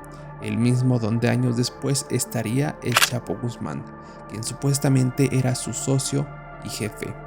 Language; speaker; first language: Spanish; native; Spanish